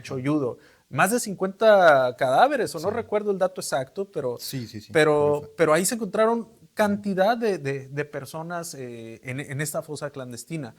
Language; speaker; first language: Spanish; native; Spanish